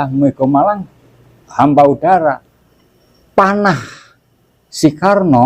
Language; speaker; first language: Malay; non-native, local second language; Javanese